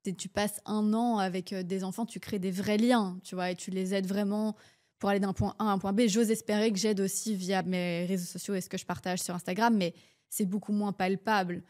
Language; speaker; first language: French; early bilingual, heritage; French